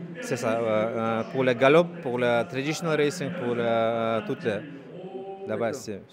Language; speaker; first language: French; non-native, learner; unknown